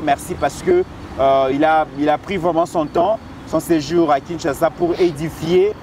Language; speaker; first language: French; non-native, local second language; Lingala